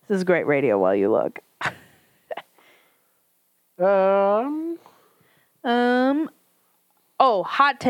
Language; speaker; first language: English; native; English